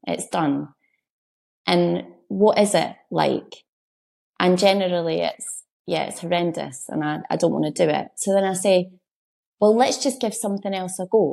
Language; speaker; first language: English; native; English